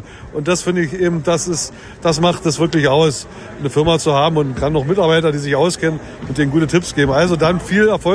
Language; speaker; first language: German; native; German